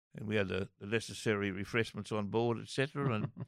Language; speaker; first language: English; native; English